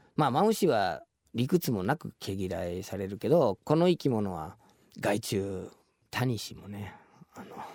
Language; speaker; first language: Japanese; non-native, fluent; English